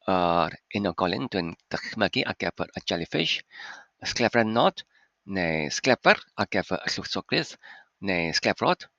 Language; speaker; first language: Welsh; non-native, fluent; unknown